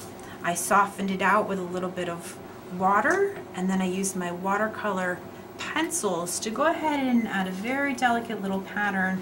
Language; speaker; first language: English; native; English